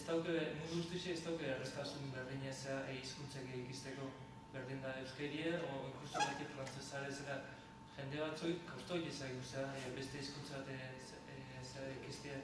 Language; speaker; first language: Basque; native; Basque